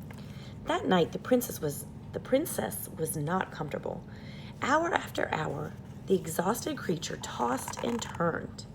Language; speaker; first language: English; native; English